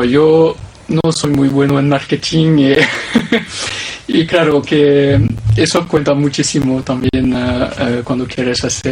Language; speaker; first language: Spanish; non-native, fluent; French